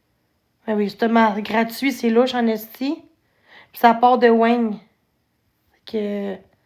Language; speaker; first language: French; native; French